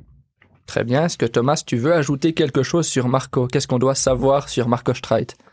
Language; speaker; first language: French; native; French